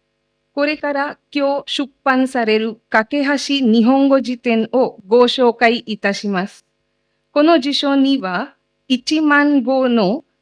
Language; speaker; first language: Japanese; non-native, fluent; Marathi